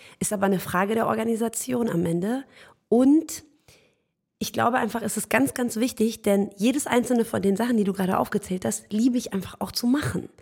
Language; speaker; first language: German; early bilingual, other home language; Persian